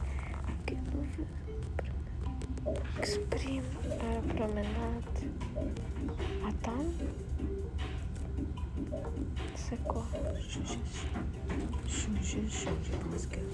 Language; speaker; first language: French; non-native, learner; Ukrainian